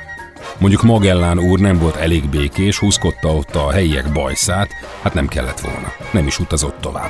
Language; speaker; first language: Hungarian; native; Hungarian